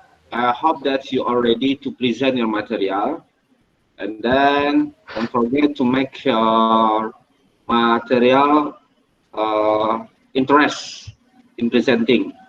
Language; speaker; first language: English; non-native, learner; Indonesian